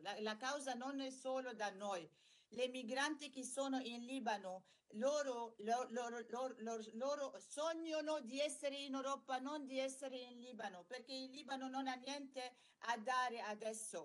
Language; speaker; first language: Italian; non-native, learner; Arabic